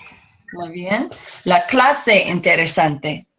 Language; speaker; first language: Spanish; non-native, learner; English